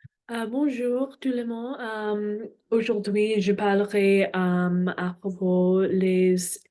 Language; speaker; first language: French; non-native, learner; English